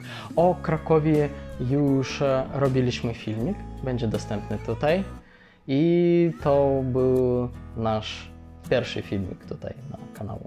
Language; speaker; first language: Polish; non-native, fluent; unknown